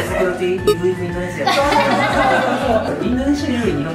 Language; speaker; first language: Indonesian; non-native, fluent; Japanese